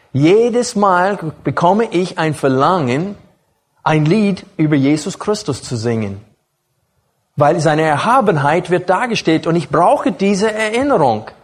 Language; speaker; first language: German; non-native, fluent; English